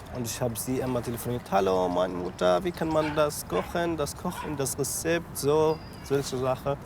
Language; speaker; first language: German; non-native, learner; Arabic